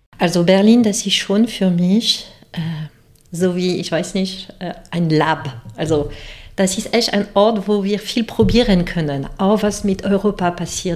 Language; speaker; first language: German; non-native, fluent; French